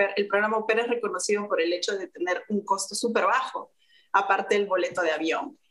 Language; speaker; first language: Spanish; native; Spanish